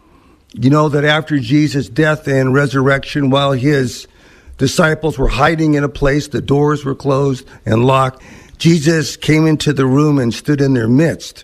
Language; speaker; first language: English; native; English